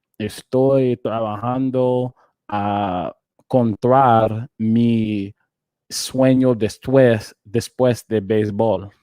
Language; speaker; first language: Spanish; non-native, learner; English